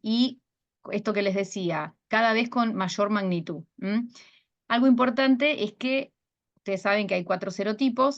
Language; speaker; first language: Spanish; native; Spanish